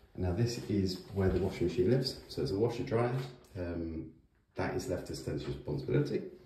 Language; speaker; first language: English; native; English